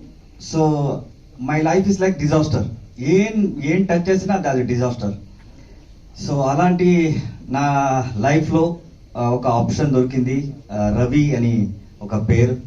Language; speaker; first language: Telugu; non-native, learner; Kannada